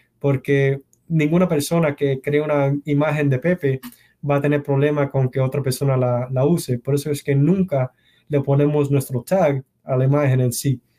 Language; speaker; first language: Spanish; early bilingual, heritage; Spanish